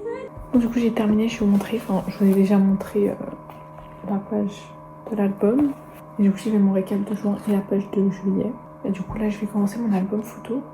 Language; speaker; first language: French; native; French